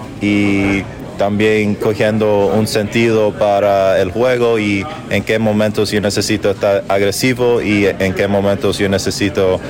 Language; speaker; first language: Spanish; early bilingual, heritage; English